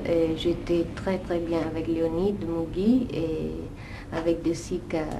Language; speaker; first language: French; non-native, fluent; Italian